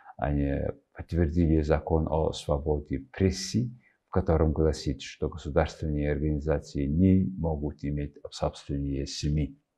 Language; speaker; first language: Russian; non-native, fluent; Mongolian